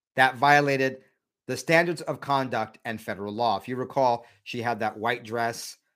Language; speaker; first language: English; native; English